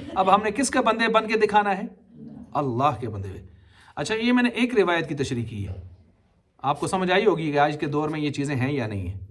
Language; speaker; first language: Urdu; non-native, local second language; Punjabi